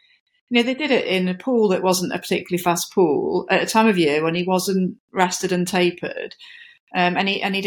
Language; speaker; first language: English; native; English